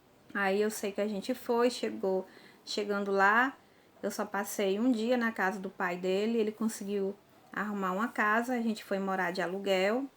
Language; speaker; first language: Portuguese; native; Portuguese